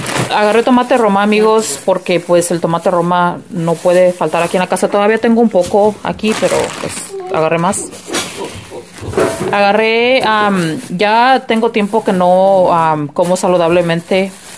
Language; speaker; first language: Spanish; early bilingual, heritage; Spanish